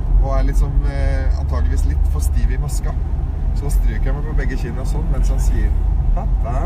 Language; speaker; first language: Norwegian; early bilingual, other home language; Arabic